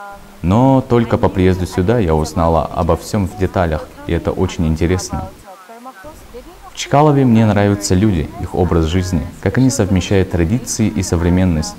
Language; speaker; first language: Russian; non-native, fluent; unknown